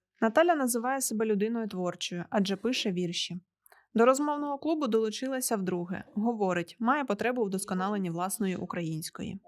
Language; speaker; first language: Ukrainian; native; Ukrainian